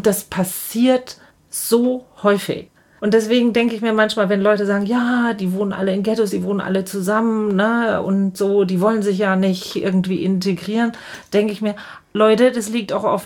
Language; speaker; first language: German; native; German